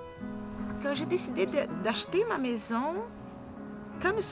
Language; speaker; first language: French; non-native, fluent; Portuguese